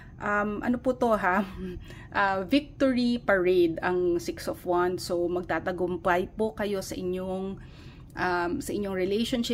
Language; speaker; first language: Filipino; native; Filipino